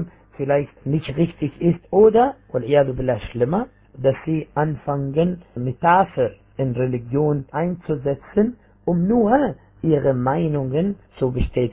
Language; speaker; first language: German; non-native, fluent; Arabic